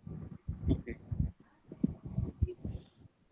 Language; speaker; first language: English; non-native, local second language; Hindi